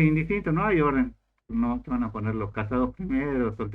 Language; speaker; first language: Spanish; native; Spanish